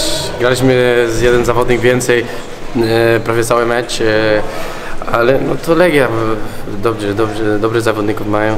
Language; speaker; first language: Polish; non-native, learner; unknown